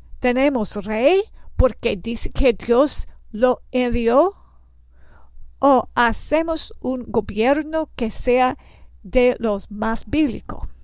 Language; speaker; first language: Spanish; non-native, learner; English